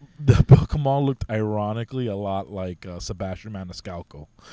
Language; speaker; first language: English; native; English